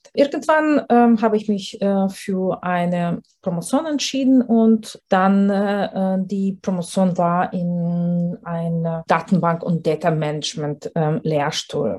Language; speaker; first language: German; non-native, fluent; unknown